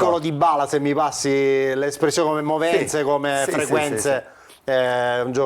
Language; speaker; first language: Italian; native; Italian